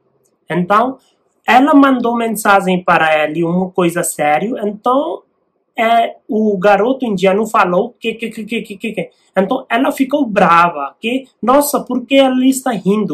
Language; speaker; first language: Portuguese; non-native, learner; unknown